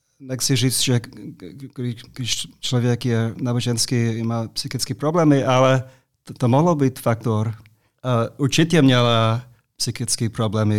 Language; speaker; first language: Czech; non-native, fluent; English